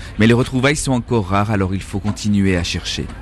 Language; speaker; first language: French; native; French